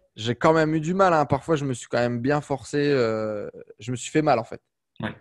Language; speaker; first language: French; native; French